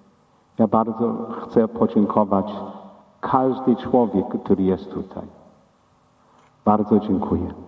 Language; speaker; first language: Polish; non-native, learner; English